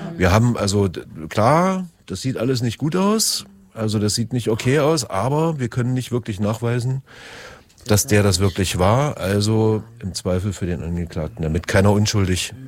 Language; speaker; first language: German; native; German